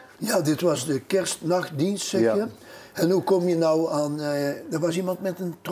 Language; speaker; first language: Dutch; native; Dutch